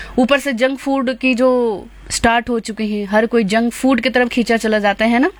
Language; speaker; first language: Hindi; native; Hindi